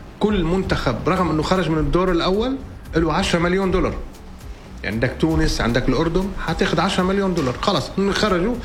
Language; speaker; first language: Arabic; native; Arabic